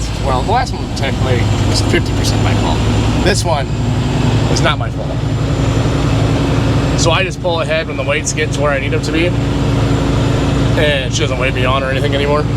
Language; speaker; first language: English; native; English